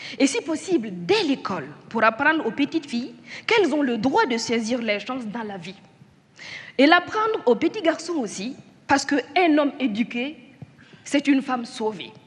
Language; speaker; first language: French; non-native, local second language; Mossi